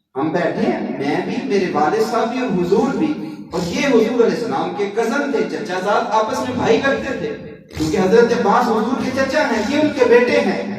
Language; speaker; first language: Urdu; non-native, local second language; Punjabi